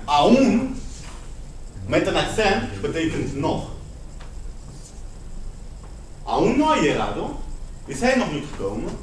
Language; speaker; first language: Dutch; non-native, fluent; Spanish